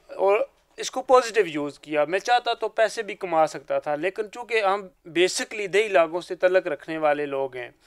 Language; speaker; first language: Urdu; non-native, local second language; Punjabi